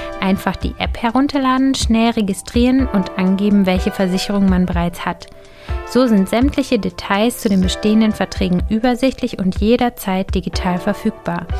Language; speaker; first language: German; native; German